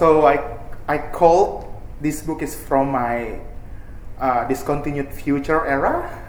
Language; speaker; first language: English; non-native, fluent; Indonesian